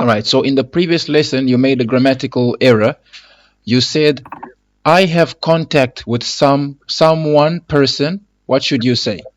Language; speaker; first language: English; non-native, fluent; Lingala